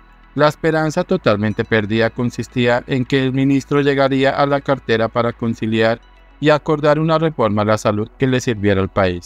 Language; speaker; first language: Spanish; native; Spanish